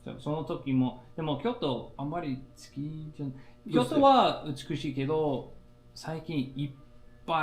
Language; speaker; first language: Japanese; non-native, learner; English